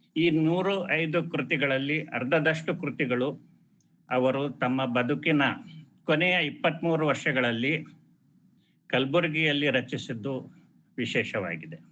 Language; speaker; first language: Kannada; non-native, local second language; Urdu